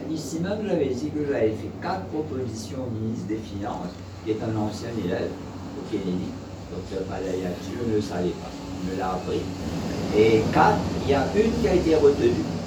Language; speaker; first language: French; non-native, local second language; Morisyen